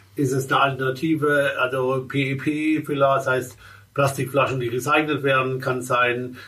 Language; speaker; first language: German; native; German